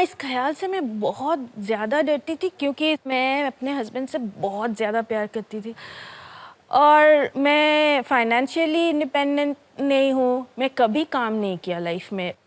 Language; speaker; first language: Hindi; non-native, local second language; Bangla